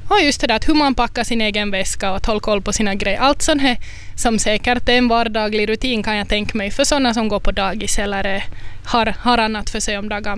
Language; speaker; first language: Swedish; native; Swedish